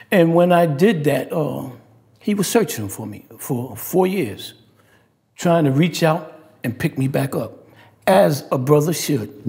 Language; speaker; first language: English; native; English